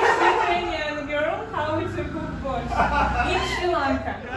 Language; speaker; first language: English; non-native, fluent; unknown